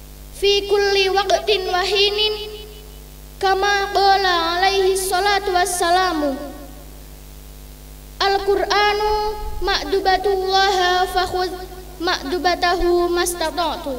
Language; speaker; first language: Arabic; non-native, learner; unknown